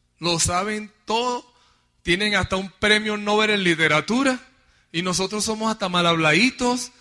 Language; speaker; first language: Spanish; native; Spanish